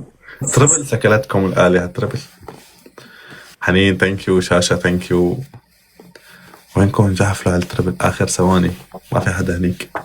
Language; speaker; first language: Arabic; native; Arabic